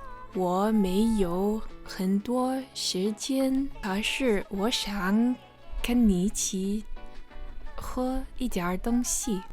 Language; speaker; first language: Chinese; non-native, learner; English